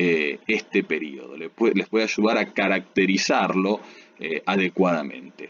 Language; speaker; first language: Spanish; native; Spanish